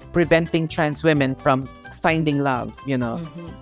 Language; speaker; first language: English; non-native, local second language; Filipino